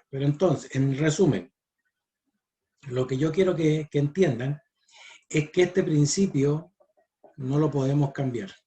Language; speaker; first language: Spanish; native; Spanish